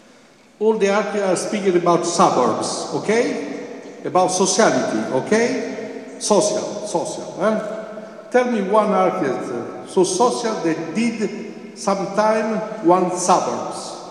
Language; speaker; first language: English; non-native, fluent; Italian